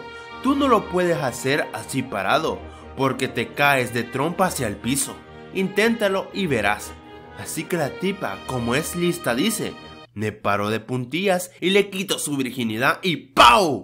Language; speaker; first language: Spanish; native; Spanish